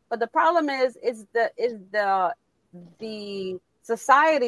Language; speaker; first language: English; early bilingual, other home language; Spanish